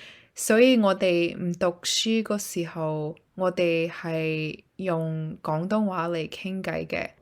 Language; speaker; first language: Cantonese; early bilingual, heritage; Cantonese